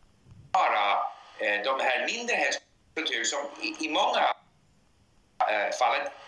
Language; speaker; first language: Swedish; non-native, fluent; English